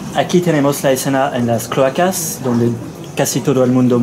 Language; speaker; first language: Spanish; non-native, learner; French